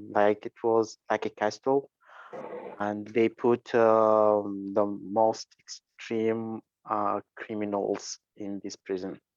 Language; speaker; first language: English; non-native, learner; Arabic